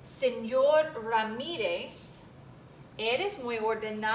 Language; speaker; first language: Spanish; non-native, fluent; English